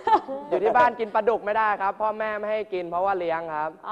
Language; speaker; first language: Thai; native; Thai